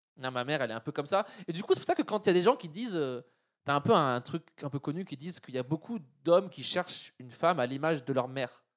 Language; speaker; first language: French; native; French